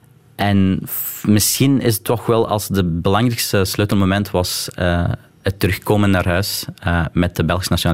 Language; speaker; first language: Dutch; non-native, local second language; Arabic